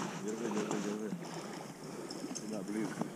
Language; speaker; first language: Russian; native; Russian